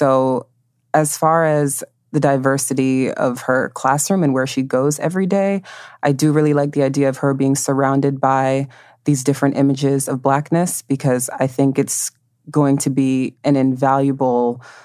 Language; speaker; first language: English; native; English